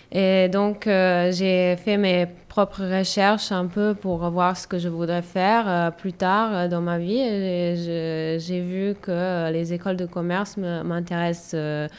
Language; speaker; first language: French; non-native, fluent; Serbian